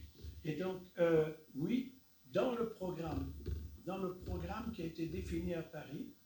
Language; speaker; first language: French; native; French